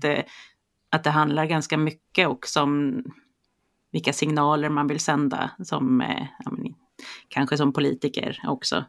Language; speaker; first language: Swedish; native; Swedish